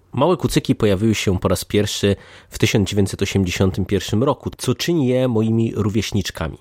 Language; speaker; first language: Polish; native; Polish